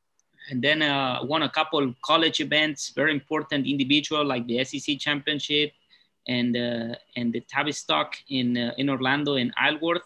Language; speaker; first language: English; non-native, fluent; Spanish